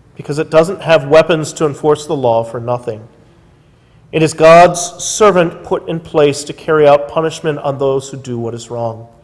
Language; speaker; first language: English; native; English